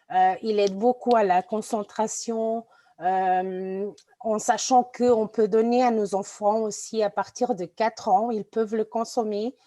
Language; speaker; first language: French; non-native, fluent; Portuguese